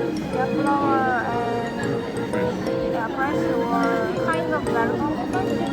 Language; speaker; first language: English; non-native, learner; Korean